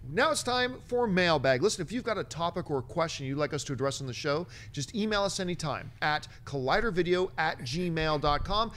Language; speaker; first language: English; native; English